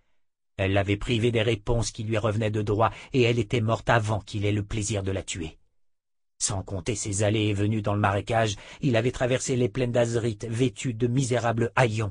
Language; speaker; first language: French; native; French